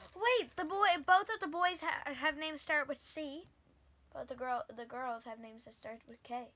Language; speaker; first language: English; native; English